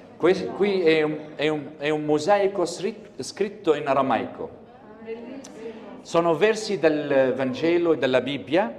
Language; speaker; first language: Italian; non-native, fluent; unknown